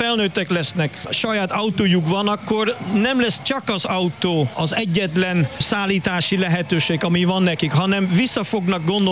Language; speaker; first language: Hungarian; non-native, fluent; Dutch